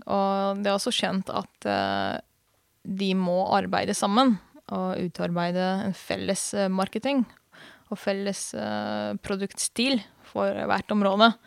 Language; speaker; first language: Norwegian; non-native, fluent; Hungarian